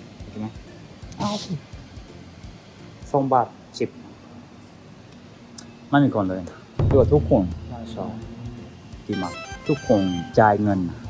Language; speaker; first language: Thai; non-native, learner; Japanese